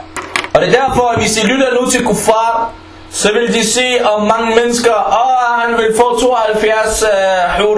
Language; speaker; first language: Danish; non-native, fluent; Arabic